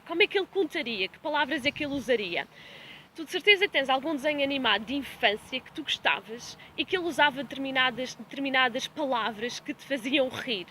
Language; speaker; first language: Portuguese; native; Portuguese